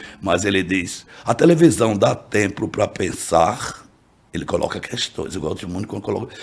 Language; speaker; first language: Portuguese; native; Portuguese